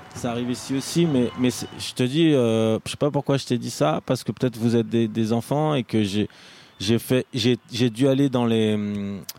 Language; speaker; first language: French; native; French